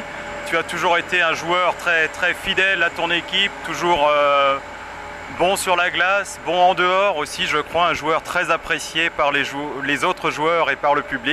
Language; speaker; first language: French; native; French